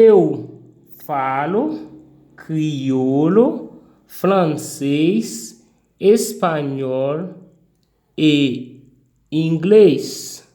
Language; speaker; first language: Portuguese; non-native, fluent; Haitian Creole